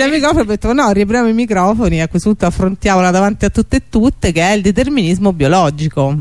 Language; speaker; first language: Italian; native; Italian